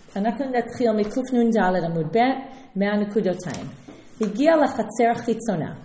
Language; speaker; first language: Hebrew; non-native, fluent; English